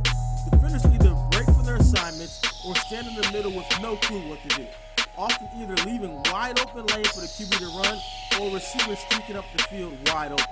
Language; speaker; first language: English; native; English